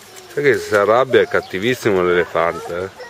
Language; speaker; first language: Italian; native; Italian